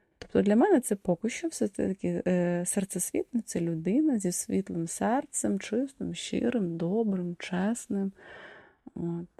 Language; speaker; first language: Ukrainian; non-native, local second language; Russian